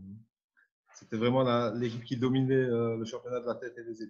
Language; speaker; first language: French; native; French